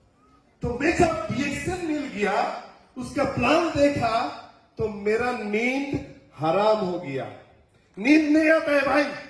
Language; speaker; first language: Hindi; non-native, learner; Bangla